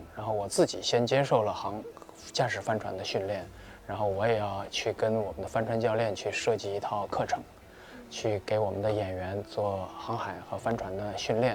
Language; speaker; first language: Chinese; native; Chinese